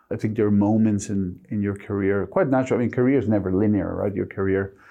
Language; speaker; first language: English; non-native, fluent; Spanish